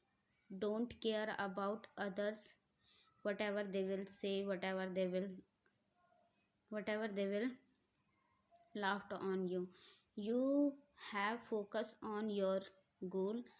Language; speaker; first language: English; non-native, learner; Hindi